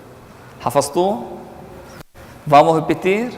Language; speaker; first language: Portuguese; non-native, fluent; Arabic